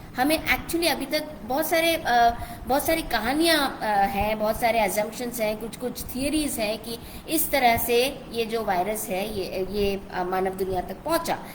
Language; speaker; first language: Hindi; non-native, local second language; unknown